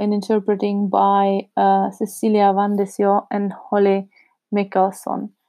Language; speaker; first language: English; non-native, fluent; Czech